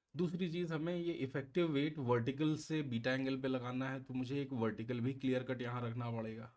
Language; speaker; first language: Hindi; native; Hindi